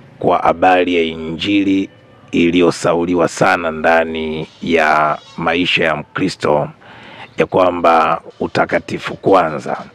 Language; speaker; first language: Swahili; native; Swahili